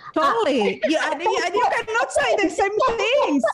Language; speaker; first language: English; non-native, fluent; Spanish